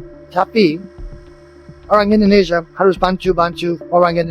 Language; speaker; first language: Indonesian; non-native, learner; English